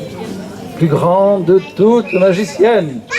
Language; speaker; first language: French; native; French